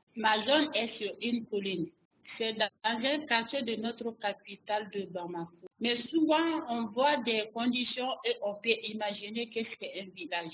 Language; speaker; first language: French; non-native, local second language; Bambara